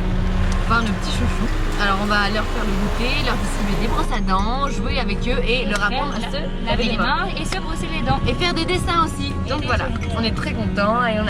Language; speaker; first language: French; native; French